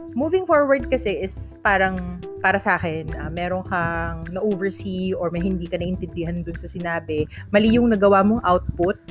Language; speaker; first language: Filipino; non-native, local second language; Iloko